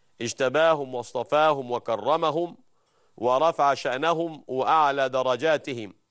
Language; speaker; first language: Arabic; native; Arabic